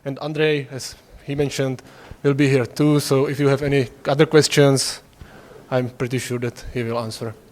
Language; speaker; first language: English; non-native, fluent; Czech